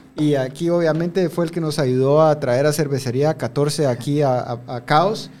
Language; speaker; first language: Spanish; native; Spanish